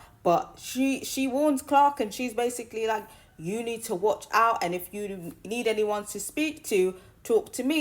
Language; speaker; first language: English; native; English